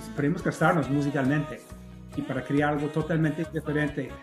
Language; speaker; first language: Spanish; non-native, fluent; English